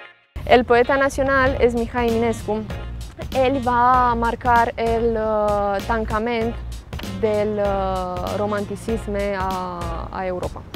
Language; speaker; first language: Catalan; non-native, fluent; Romanian